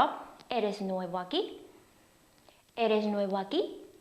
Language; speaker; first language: Spanish; non-native, fluent; Korean